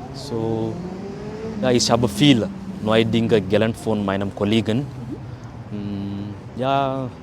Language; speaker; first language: German; non-native, learner; Kannada